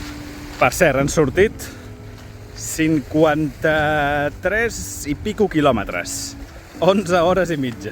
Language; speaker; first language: Catalan; native; Catalan